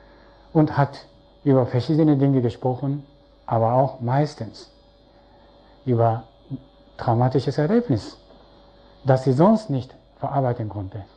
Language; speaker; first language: German; non-native, fluent; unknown